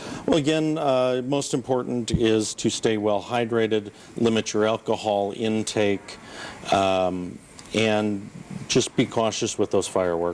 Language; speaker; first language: English; native; English